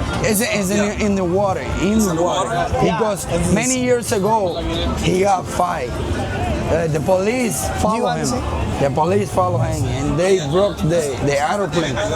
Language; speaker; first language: English; non-native, learner; Spanish